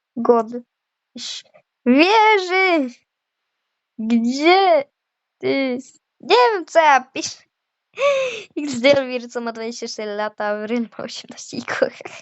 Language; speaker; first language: Polish; native; Polish